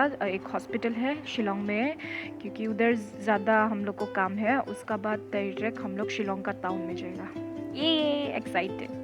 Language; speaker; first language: Hindi; non-native, local second language; Assamese